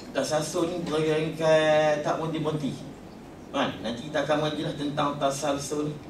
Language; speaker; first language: Malay; native; Malay